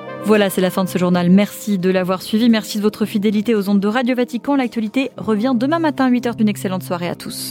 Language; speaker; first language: French; native; French